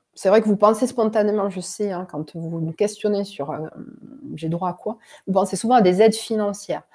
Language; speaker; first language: French; native; French